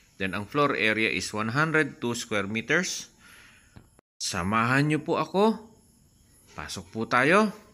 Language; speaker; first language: Filipino; native; Filipino